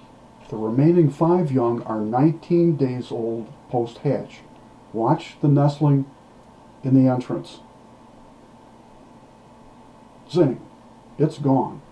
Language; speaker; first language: English; native; English